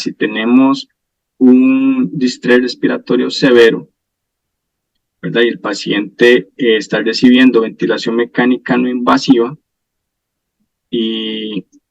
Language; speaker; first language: Spanish; native; Spanish